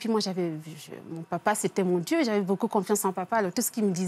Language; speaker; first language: French; early bilingual, other home language; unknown